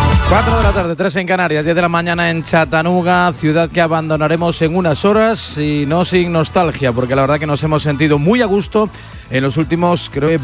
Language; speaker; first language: Spanish; native; Spanish